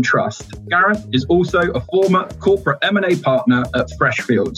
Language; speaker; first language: English; native; English